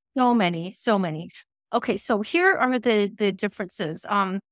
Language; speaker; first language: English; native; English